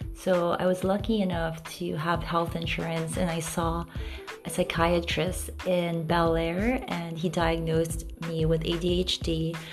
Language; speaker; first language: English; non-native, local second language; Filipino